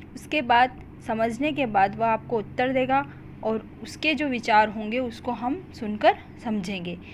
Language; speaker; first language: Hindi; native; Hindi